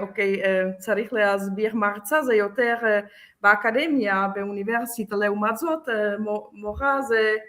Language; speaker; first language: Hebrew; non-native, fluent; Czech